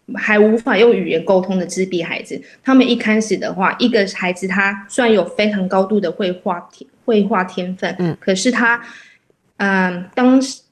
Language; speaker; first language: Chinese; native; Chinese